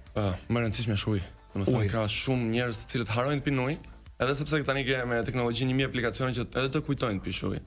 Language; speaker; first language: Albanian; early bilingual, heritage; Albanian